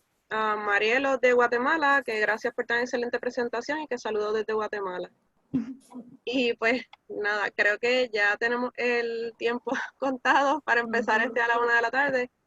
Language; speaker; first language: Spanish; native; Spanish